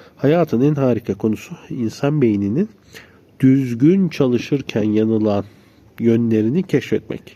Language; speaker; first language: Turkish; native; Turkish